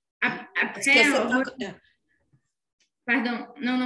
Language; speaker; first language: French; non-native, fluent; Portuguese